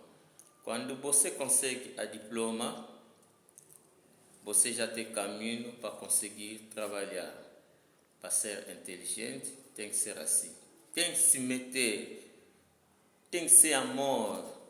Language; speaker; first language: Portuguese; non-native, learner; Lingala